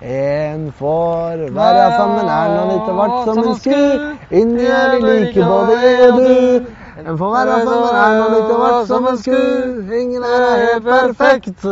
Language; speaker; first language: Norwegian; native; Norwegian